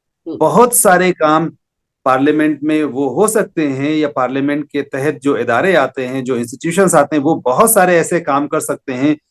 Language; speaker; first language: Hindi; native; Hindi